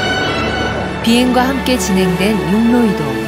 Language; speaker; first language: Korean; native; Korean